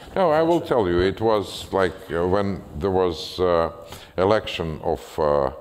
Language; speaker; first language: English; non-native, fluent; Russian